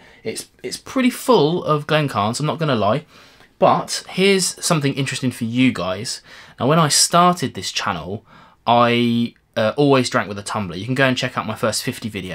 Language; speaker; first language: English; native; English